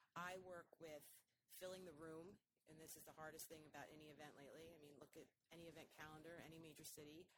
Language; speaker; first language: English; native; English